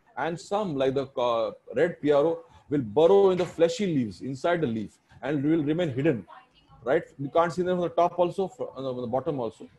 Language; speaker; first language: English; non-native, local second language; Marathi